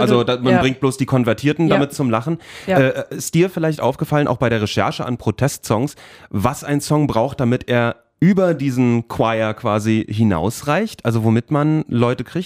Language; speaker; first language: German; native; German